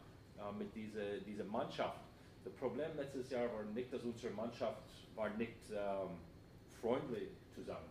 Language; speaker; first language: German; non-native, fluent; English